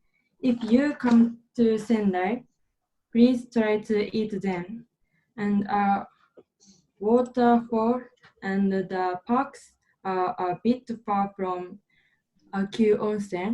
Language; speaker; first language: English; non-native, learner; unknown